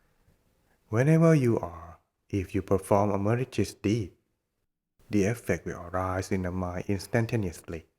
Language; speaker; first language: English; non-native, fluent; Thai